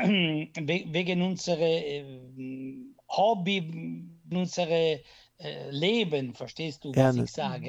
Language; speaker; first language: German; non-native, fluent; Italian